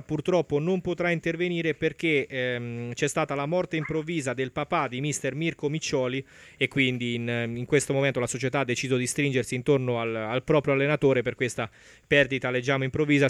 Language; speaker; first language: Italian; native; Italian